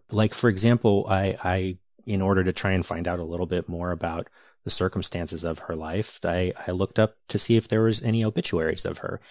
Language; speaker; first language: English; native; English